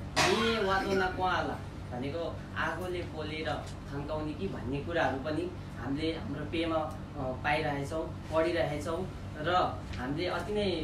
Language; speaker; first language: Nepali; non-native, local second language; Gurung